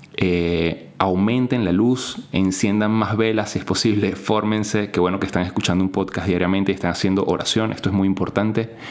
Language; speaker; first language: Spanish; native; Spanish